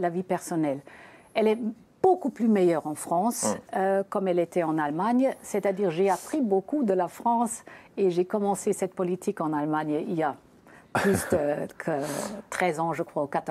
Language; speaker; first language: French; non-native, fluent; German